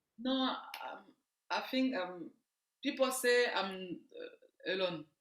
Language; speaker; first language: English; non-native, learner; French